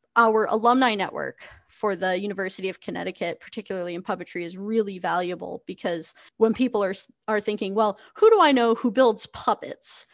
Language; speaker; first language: English; native; English